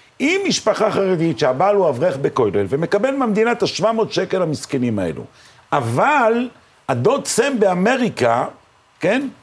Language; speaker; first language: Hebrew; native; Hebrew